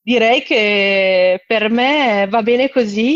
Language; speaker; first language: Italian; native; Italian